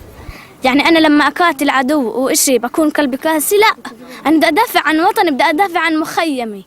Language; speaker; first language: Arabic; native; Arabic